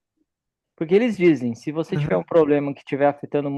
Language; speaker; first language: Portuguese; native; Portuguese